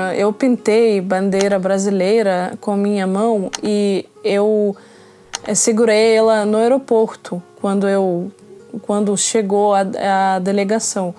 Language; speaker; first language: Portuguese; non-native, fluent; Russian